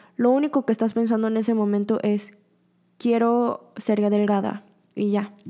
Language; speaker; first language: Spanish; early bilingual, other home language; Korean